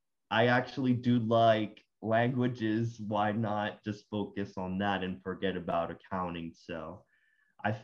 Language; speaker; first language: English; non-native, fluent; Spanish